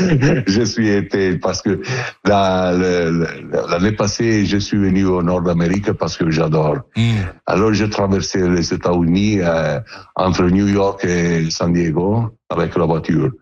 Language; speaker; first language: French; non-native, learner; Italian